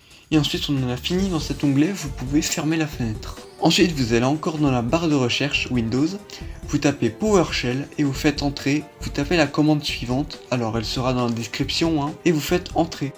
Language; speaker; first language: French; native; French